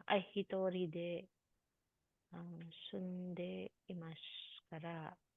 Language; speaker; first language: Japanese; non-native, learner; Filipino